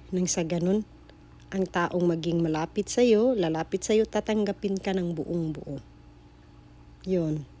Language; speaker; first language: Filipino; non-native, local second language; Cebuano